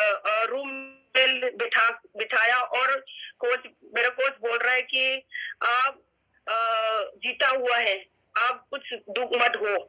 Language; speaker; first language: Hindi; non-native, local second language; Manipuri